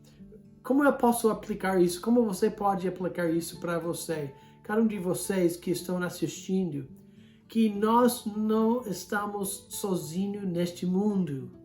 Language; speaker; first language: Portuguese; non-native, fluent; English